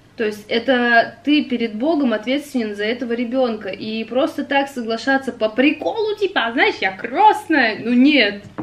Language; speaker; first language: Russian; native; Russian